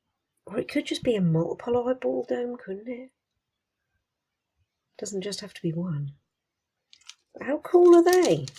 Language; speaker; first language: English; native; English